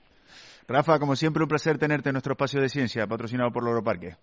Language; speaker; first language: Spanish; native; Spanish